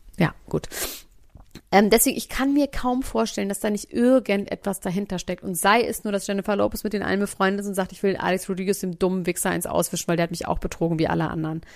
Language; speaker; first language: German; native; German